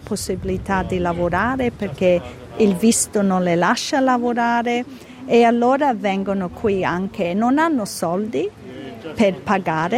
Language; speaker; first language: Italian; early bilingual, heritage; Italian